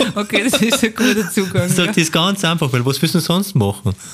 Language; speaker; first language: German; non-native, fluent; Slovenian